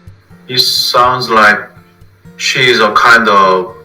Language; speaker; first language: English; non-native, fluent; Korean